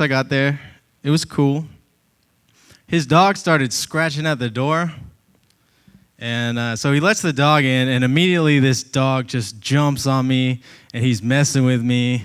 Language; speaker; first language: English; native; English